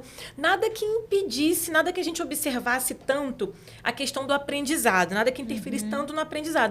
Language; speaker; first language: Portuguese; native; Portuguese